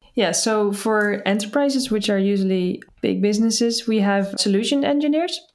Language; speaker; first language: English; non-native, fluent; Dutch